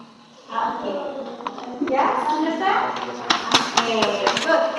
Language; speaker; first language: English; non-native, learner; Indonesian